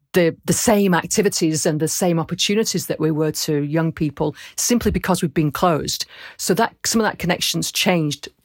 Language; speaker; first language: English; native; English